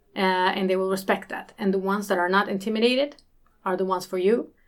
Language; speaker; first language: English; early bilingual, other home language; Swedish